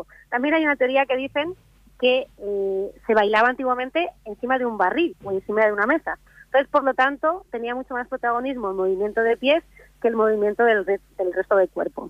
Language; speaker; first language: Spanish; native; Spanish